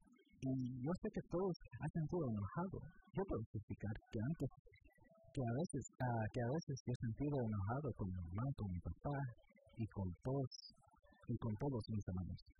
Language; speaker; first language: Spanish; early bilingual, heritage; English